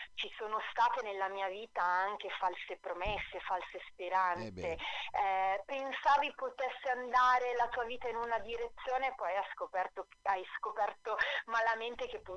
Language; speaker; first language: Italian; native; Italian